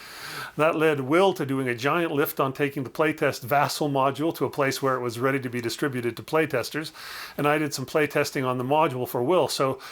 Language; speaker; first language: English; native; English